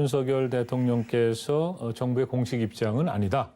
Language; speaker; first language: Korean; native; Korean